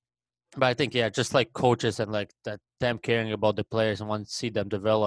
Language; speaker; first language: English; non-native, fluent; Latvian